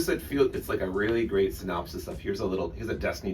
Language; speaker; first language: English; native; English